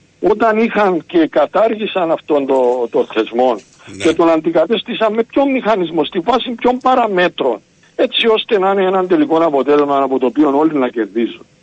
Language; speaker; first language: Greek; native; Greek